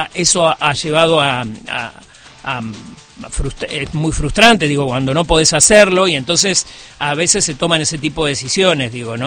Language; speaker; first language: Spanish; native; Spanish